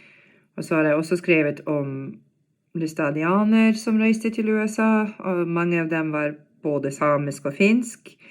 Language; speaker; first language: Norwegian; non-native, fluent; English